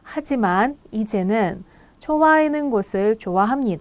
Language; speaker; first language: Korean; non-native, fluent; Russian